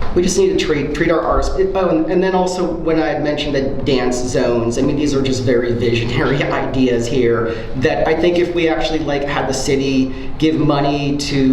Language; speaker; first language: English; native; English